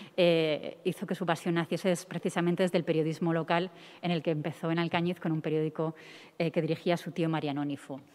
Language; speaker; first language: Spanish; native; Spanish